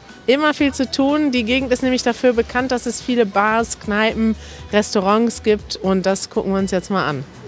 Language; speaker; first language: German; native; German